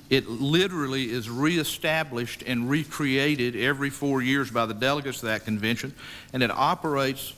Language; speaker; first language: English; native; English